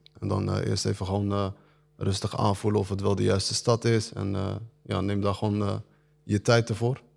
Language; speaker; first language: Dutch; early bilingual, other home language; Arabic